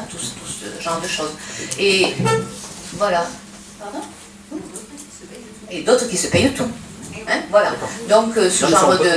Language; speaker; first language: French; native; French